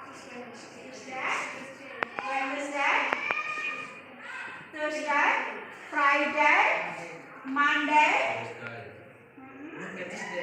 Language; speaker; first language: English; non-native, learner; Indonesian